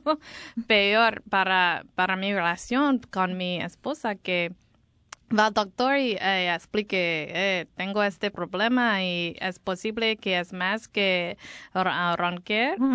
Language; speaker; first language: Spanish; non-native, learner; English